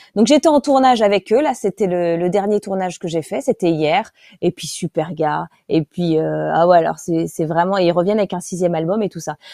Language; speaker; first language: French; native; French